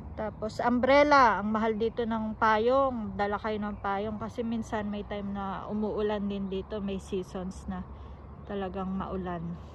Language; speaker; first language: Filipino; native; Filipino